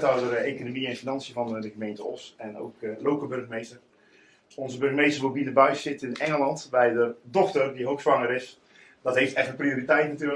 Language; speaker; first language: Dutch; native; Dutch